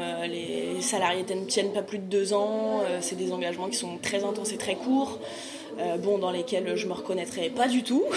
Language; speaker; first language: French; native; French